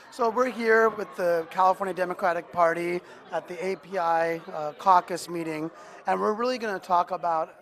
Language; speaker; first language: English; native; English